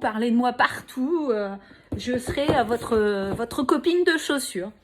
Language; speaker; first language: French; native; French